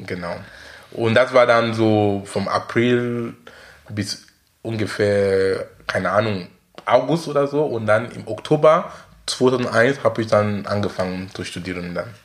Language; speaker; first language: German; non-native, fluent; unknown